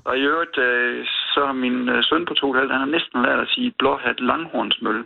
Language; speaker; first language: Danish; native; Danish